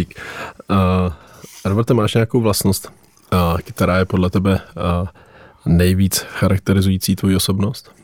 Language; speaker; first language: Czech; native; Czech